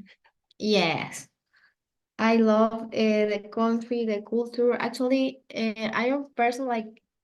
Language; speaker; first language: English; non-native, learner; Spanish